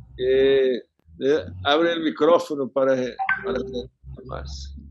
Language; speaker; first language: Spanish; non-native, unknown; Portuguese